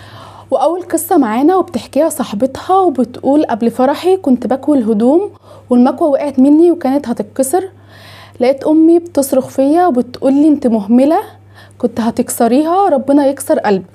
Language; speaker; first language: Arabic; native; Arabic